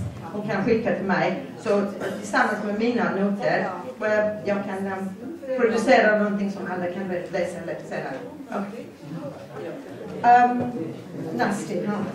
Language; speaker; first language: Swedish; non-native, fluent; Persian